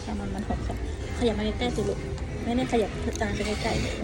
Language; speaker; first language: Thai; native; Thai